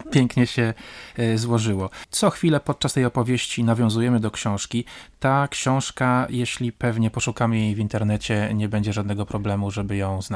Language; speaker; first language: Polish; native; Polish